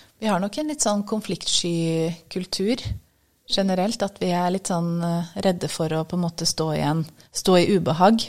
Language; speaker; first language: Norwegian; native; Norwegian